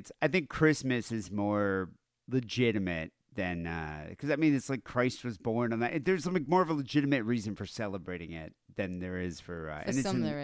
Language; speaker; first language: English; native; English